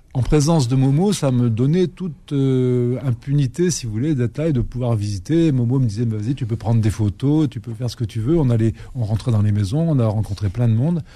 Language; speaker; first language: French; native; French